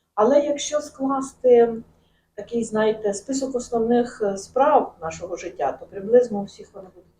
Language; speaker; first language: Ukrainian; native; Ukrainian